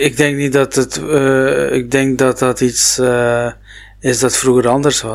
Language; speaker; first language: Dutch; non-native, local second language; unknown